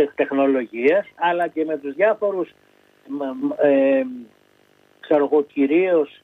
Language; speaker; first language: Greek; native; Greek